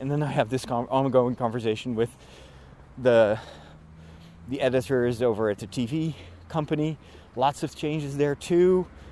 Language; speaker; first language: English; non-native, fluent; Dutch